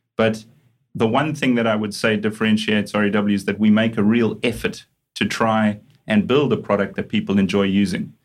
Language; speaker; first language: English; native; English